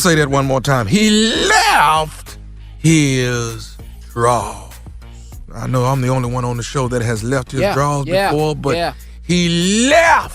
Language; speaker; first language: English; native; English